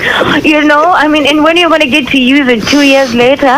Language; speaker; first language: English; non-native, local second language; Zulu